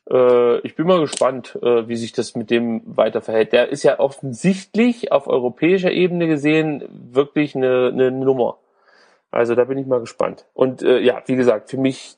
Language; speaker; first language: German; native; German